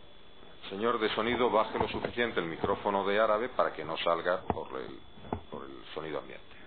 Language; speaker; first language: Spanish; native; Spanish